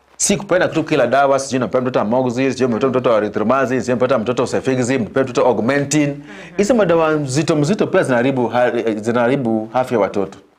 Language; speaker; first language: Swahili; non-native, local second language; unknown